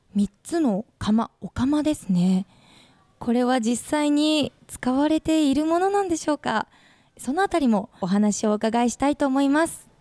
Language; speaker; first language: Japanese; native; Japanese